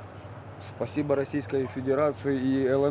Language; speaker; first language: Russian; native; Russian